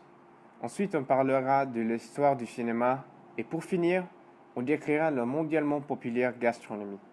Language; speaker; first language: French; non-native, learner; Spanish